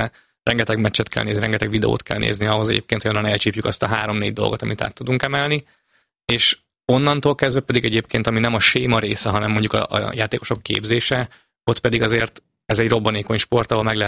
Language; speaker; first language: Hungarian; native; Hungarian